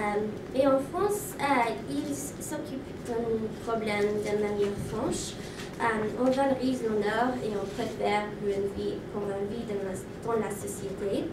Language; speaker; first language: French; non-native, learner; English